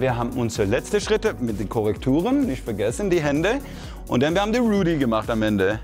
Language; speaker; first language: German; non-native, fluent; French